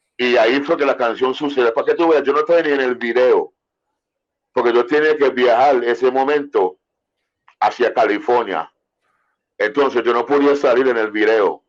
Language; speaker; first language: Spanish; non-native, fluent; English